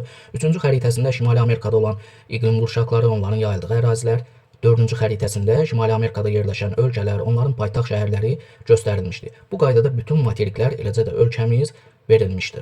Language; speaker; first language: Azerbaijani; native; Azerbaijani